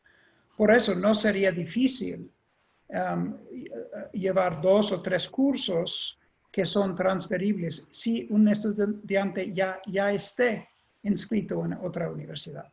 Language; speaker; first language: Spanish; non-native, fluent; English